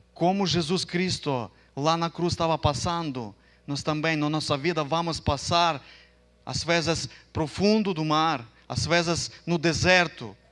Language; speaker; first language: Portuguese; non-native, fluent; Ukrainian